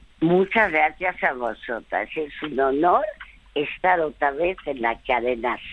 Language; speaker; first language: Spanish; early bilingual, other home language; French